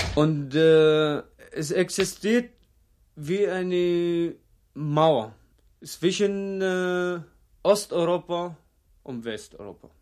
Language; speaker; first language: German; non-native, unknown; Arabic